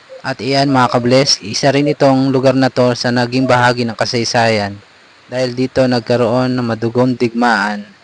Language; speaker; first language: Filipino; native; Filipino